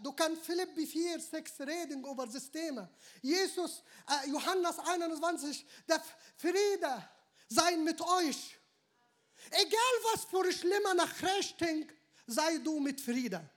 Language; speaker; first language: German; non-native, learner; Arabic